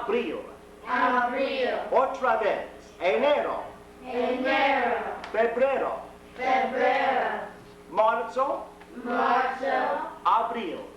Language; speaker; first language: Spanish; non-native, fluent; English